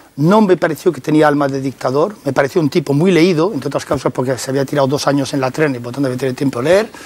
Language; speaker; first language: Spanish; early bilingual, other home language; French